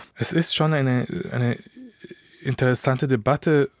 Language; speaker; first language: German; non-native, fluent; Hebrew